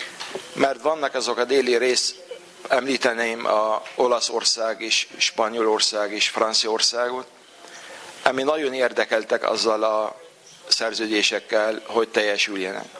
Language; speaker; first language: Hungarian; non-native, fluent; Arabic